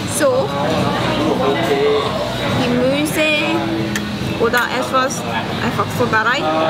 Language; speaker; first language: German; non-native, learner; Thai